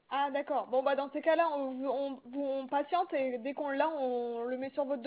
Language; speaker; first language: French; native; French